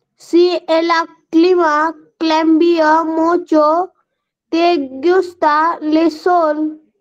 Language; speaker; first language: Spanish; non-native, learner; Marathi